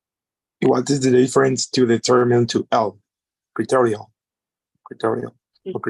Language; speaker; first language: English; non-native, learner; Spanish